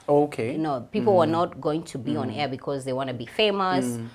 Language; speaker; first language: English; non-native, local second language; Swahili